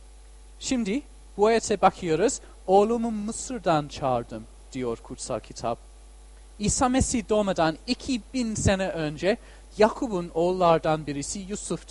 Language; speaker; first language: Turkish; non-native, fluent; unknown